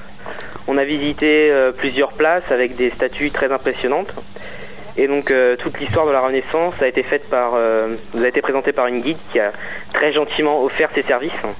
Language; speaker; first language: French; native; French